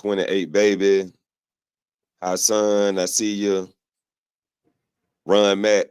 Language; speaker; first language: English; native; English